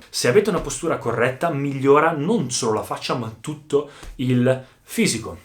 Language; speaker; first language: Italian; native; Italian